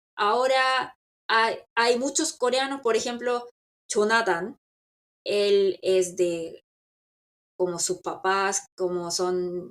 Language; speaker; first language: Spanish; non-native, local second language; Korean